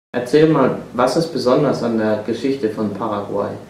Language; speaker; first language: German; native; German